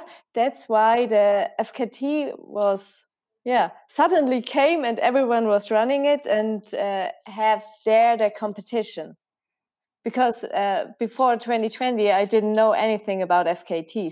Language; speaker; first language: English; non-native, fluent; German